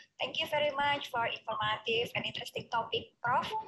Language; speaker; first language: English; non-native, fluent; Indonesian